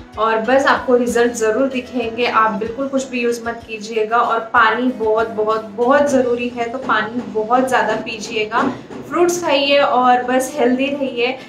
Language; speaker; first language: Hindi; non-native, local second language; Marathi